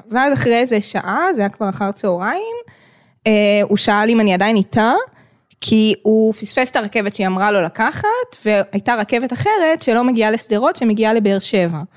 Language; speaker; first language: Hebrew; native; Hebrew